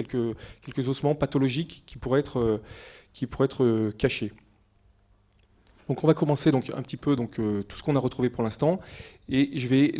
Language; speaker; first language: French; native; French